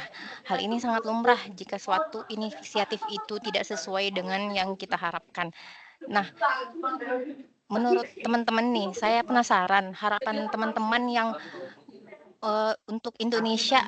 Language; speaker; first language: Indonesian; native; Indonesian